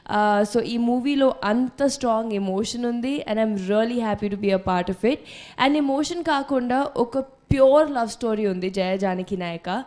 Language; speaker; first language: Telugu; non-native, fluent; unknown